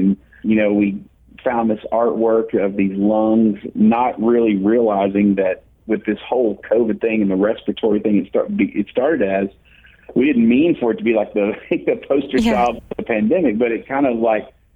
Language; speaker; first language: English; native; English